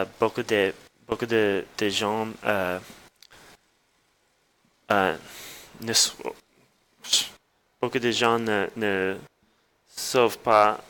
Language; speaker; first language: French; non-native, learner; English